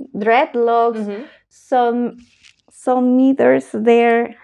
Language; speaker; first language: English; non-native, learner; Spanish